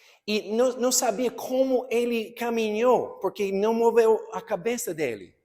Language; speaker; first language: Portuguese; non-native, fluent; English